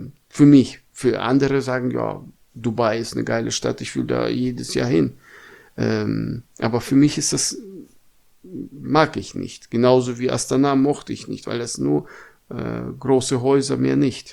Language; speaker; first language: German; non-native, fluent; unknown